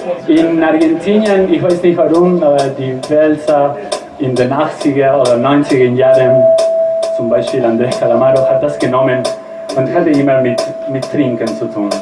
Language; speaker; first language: German; non-native, learner; Spanish